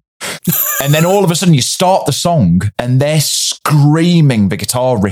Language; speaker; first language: English; native; English